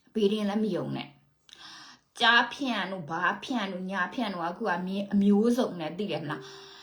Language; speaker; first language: Burmese; native; Burmese